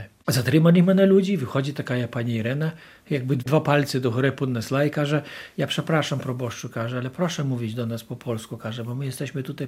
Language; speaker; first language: Polish; non-native, local second language; Ukrainian